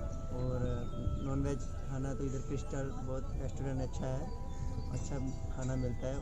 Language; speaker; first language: Hindi; non-native, local second language; Punjabi